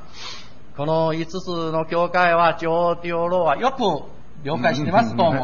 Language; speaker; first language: Japanese; non-native, learner; Min Nan Chinese